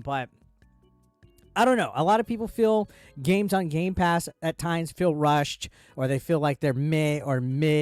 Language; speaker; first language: English; native; English